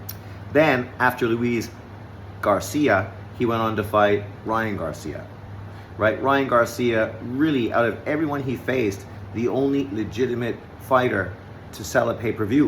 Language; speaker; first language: English; native; English